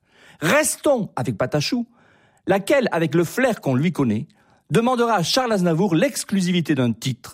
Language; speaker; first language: French; native; French